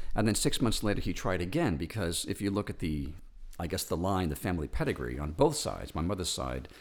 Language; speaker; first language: English; native; English